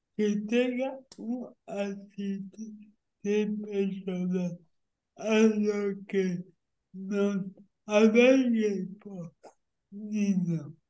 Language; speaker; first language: Spanish; native; Spanish